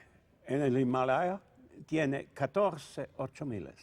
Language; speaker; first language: Spanish; non-native, learner; Italian